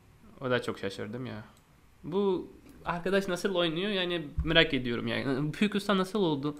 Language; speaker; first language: Turkish; non-native, fluent; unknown